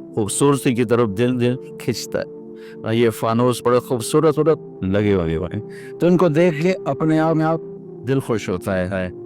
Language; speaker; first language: Urdu; non-native, local second language; Punjabi